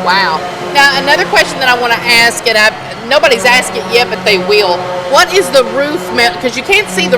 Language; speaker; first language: English; native; English